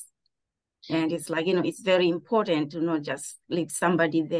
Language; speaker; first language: English; non-native, local second language; Shona